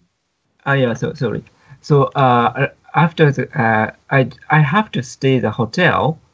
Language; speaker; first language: English; non-native, fluent; Japanese